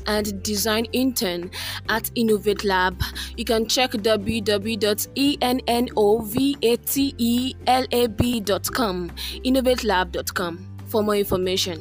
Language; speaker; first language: English; non-native, local second language; Yoruba